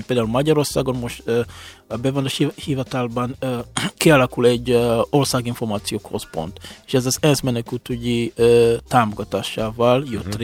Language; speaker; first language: Hungarian; non-native, fluent; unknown